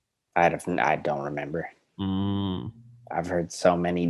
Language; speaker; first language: English; native; English